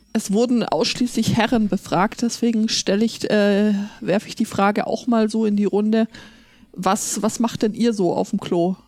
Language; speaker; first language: German; native; German